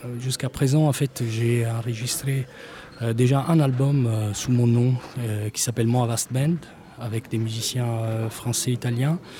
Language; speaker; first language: French; non-native, fluent; Italian